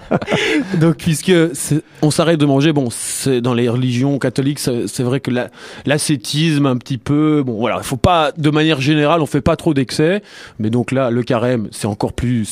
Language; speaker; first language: French; native; French